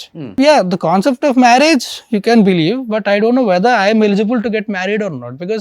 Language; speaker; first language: Telugu; native; Telugu